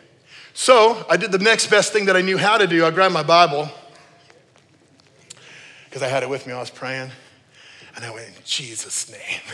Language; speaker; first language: English; native; English